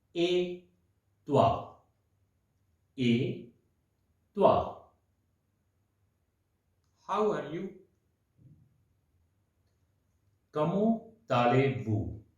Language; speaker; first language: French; non-native, fluent; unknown